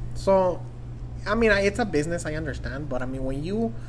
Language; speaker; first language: English; non-native, fluent; Spanish